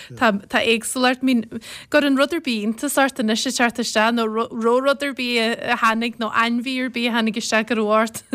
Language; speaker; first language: Irish; native; Irish